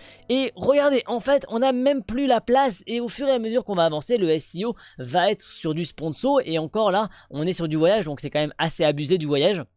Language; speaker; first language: French; native; French